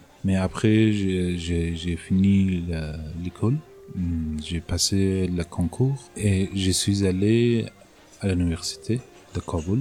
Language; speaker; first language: French; non-native, learner; Persian